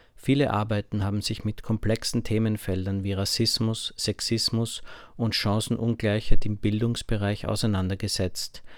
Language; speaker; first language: German; native; German